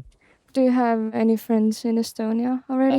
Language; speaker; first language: English; non-native, fluent; Estonian